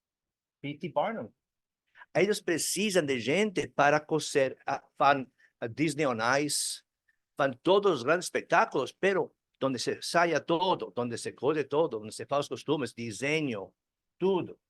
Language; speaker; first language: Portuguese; non-native, learner; Spanish